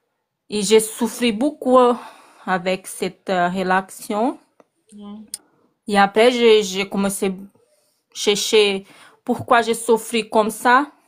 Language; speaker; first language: French; non-native, learner; Portuguese